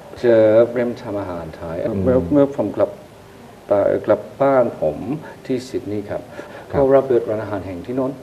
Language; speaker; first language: Thai; non-native, fluent; English